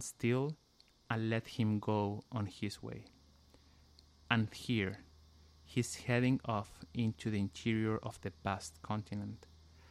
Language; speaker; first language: English; non-native, fluent; Spanish